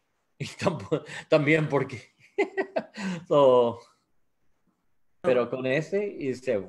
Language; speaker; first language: Spanish; non-native, learner; English